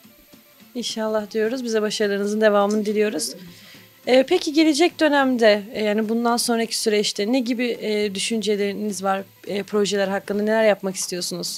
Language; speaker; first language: Turkish; native; Turkish